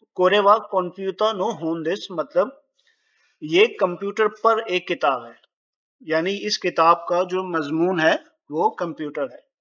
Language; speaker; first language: Urdu; native; Urdu